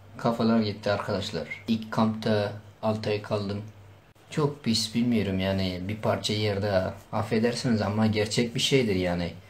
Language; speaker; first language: Turkish; non-native, local second language; Kurdish